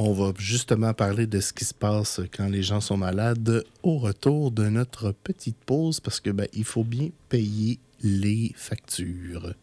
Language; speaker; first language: French; native; French